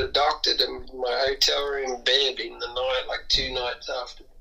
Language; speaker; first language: English; native; English